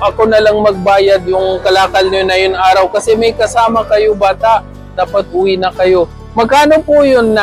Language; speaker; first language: Filipino; non-native, learner; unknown